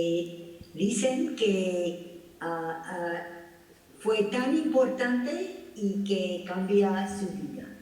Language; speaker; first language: Spanish; non-native, fluent; English